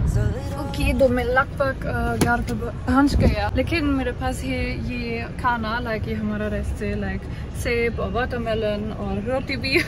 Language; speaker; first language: Hindi; non-native, learner; German